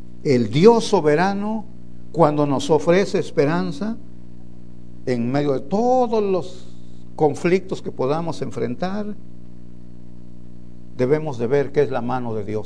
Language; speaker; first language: Spanish; native; Spanish